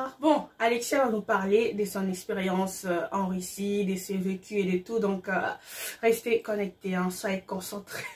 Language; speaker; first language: French; non-native, local second language; Lingala